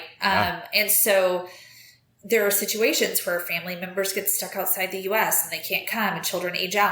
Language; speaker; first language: English; native; English